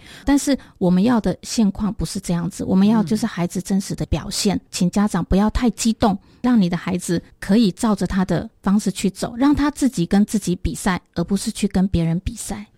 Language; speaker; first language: Chinese; native; Chinese